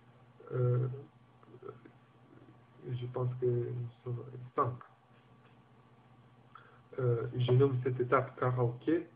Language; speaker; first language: French; non-native, learner; Romanian